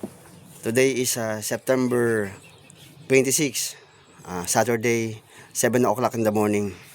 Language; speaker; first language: English; non-native, local second language; Filipino